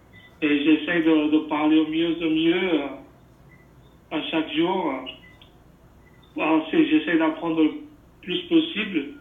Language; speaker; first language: French; non-native, fluent; Portuguese